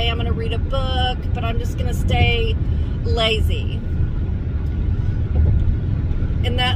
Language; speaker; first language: English; native; English